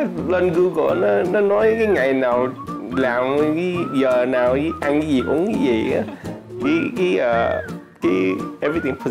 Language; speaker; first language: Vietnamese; early bilingual, heritage; Vietnamese